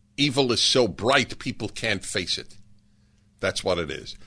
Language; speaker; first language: English; native; English